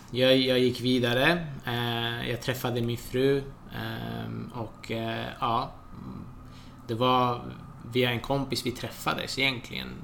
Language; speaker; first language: Swedish; early bilingual, other home language; Persian